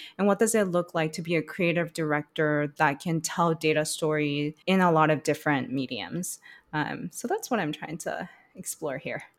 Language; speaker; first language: English; early bilingual, other home language; Chinese